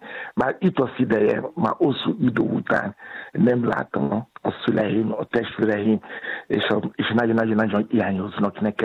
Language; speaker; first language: Hungarian; non-native, learner; Yoruba